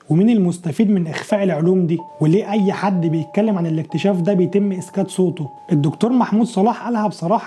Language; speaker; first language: Arabic; native; Arabic